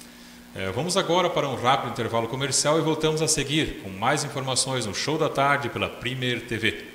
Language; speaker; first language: Portuguese; native; Portuguese